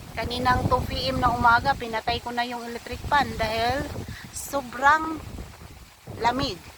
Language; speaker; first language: Filipino; non-native, local second language; Cebuano